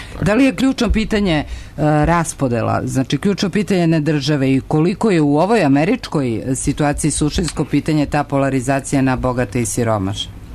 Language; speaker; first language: Serbian; native; Serbian